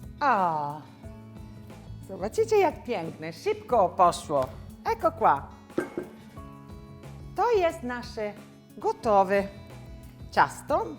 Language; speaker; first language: Polish; non-native, learner; Italian